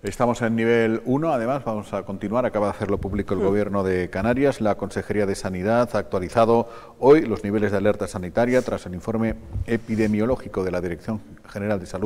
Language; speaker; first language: Spanish; native; Spanish